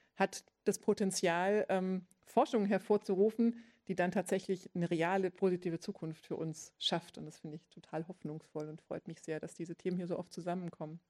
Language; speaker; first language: German; native; German